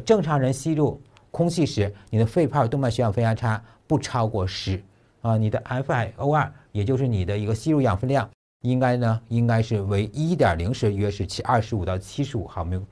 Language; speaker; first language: Chinese; native; Chinese